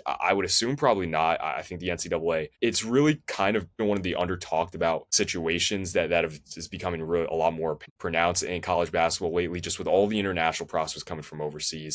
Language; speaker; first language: English; native; English